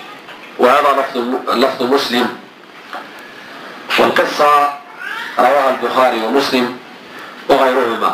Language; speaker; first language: Arabic; native; Arabic